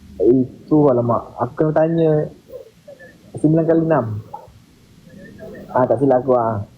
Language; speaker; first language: Malay; native; Malay